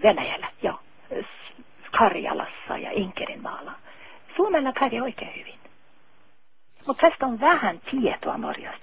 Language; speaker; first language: Finnish; non-native, fluent; Norwegian